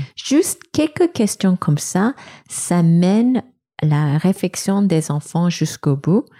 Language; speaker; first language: French; non-native, fluent; English